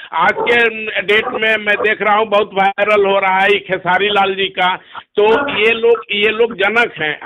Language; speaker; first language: Hindi; non-native, local second language; Bhojpuri